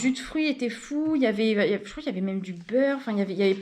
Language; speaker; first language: French; native; French